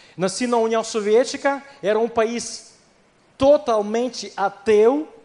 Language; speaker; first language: Portuguese; non-native, fluent; Ukrainian